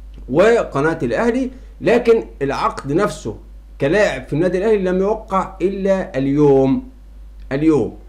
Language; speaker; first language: Arabic; native; Arabic